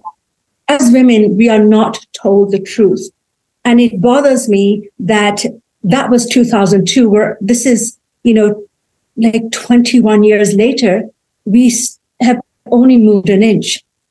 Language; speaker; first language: English; native; English